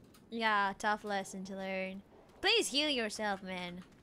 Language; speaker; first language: English; non-native, fluent; Spanish